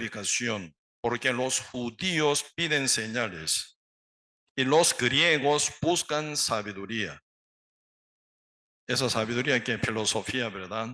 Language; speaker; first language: Spanish; non-native, learner; Korean